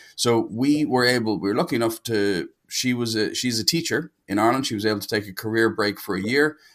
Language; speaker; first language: English; native; English